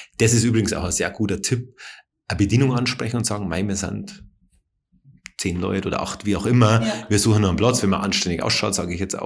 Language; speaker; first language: German; native; German